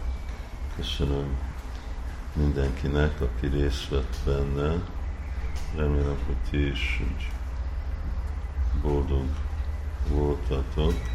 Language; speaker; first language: Hungarian; non-native, fluent; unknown